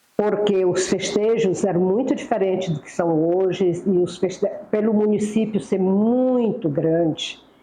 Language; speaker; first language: Portuguese; native; Portuguese